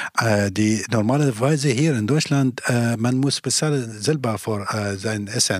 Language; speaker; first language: German; non-native, learner; Persian